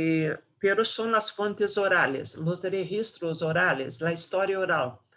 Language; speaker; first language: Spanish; non-native, fluent; Portuguese